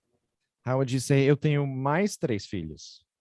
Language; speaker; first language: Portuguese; non-native, fluent; English